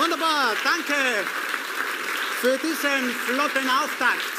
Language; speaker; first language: German; native; German